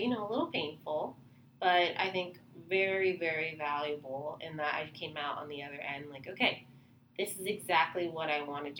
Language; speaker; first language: English; native; English